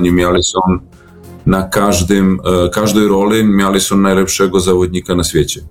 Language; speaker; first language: Polish; non-native, learner; Serbian